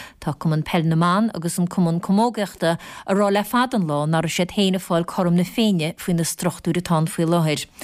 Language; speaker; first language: Irish; native; Irish